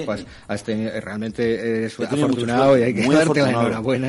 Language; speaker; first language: Spanish; native; Spanish